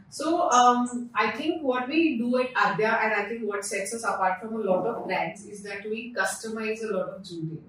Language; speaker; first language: English; non-native, local second language; Marathi